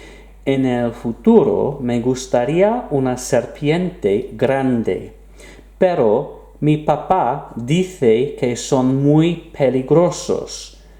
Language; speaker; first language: Spanish; non-native, fluent; English